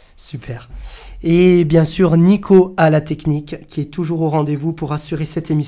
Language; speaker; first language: French; native; French